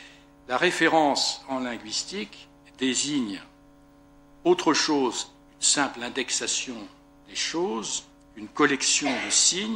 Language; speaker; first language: French; native; French